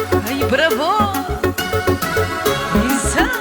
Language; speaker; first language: Russian; non-native, local second language; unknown